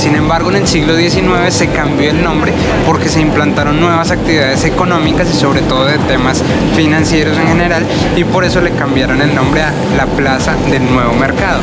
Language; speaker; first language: Spanish; native; Spanish